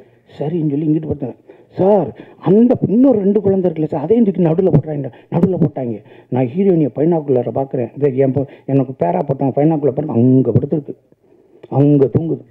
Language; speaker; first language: Tamil; native; Tamil